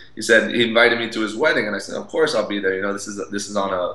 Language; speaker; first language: English; native; English